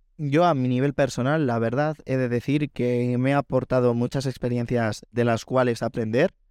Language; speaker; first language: Spanish; native; Spanish